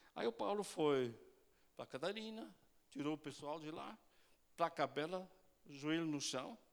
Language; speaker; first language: Portuguese; non-native, fluent; German